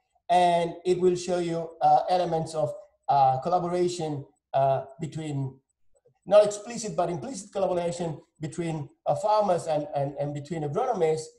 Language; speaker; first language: English; non-native, fluent; Spanish